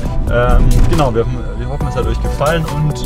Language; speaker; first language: German; native; German